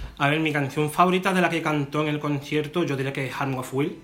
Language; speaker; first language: Spanish; native; Spanish